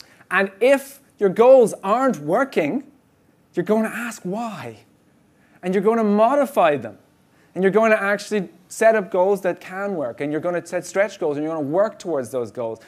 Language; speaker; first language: English; native; English